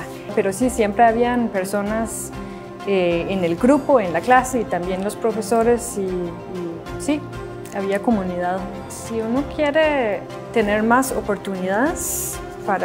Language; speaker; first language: Spanish; non-native, fluent; Danish